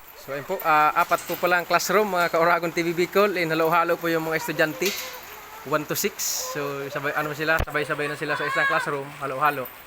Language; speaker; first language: Filipino; non-native, local second language; Bikol